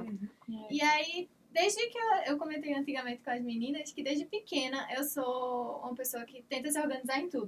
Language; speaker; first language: Portuguese; native; Portuguese